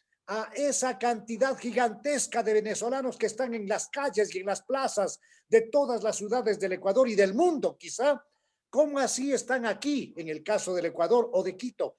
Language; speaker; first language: Spanish; native; Spanish